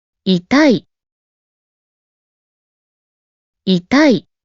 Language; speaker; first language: Japanese; native; Japanese